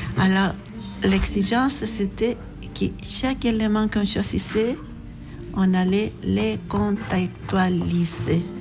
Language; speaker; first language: French; non-native, fluent; Spanish